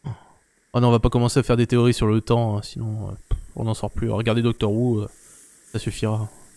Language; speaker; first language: French; native; French